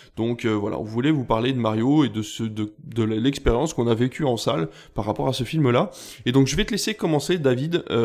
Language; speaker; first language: French; native; French